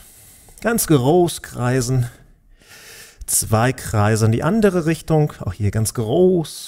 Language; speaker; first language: German; native; German